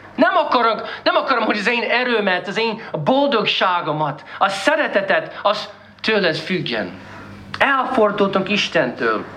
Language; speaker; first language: Hungarian; non-native, fluent; English